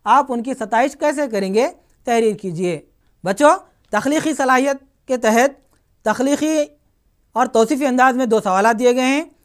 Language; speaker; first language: Urdu; native; Urdu